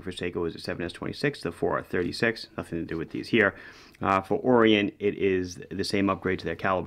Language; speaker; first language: English; native; English